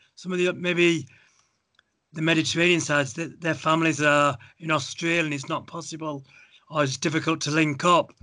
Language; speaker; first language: English; native; English